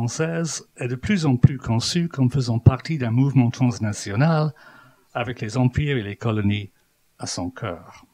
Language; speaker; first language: French; non-native, fluent; English